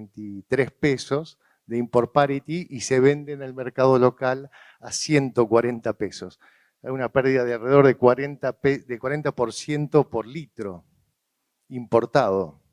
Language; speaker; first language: Spanish; native; Spanish